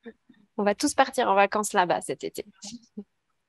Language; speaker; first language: French; native; French